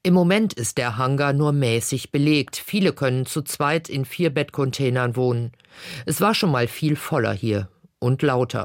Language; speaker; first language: German; native; German